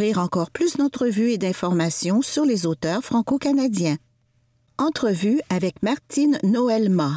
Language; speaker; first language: French; native; French